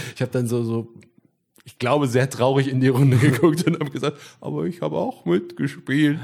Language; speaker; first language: German; native; German